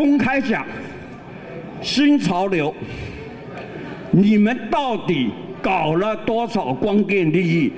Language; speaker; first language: Chinese; native; Chinese